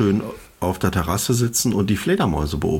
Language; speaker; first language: German; native; German